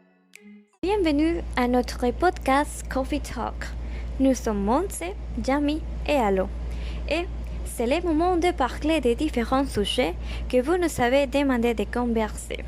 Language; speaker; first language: French; non-native, learner; Spanish